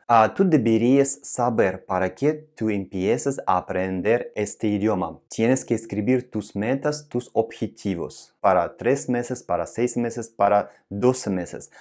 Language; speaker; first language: Spanish; non-native, fluent; Russian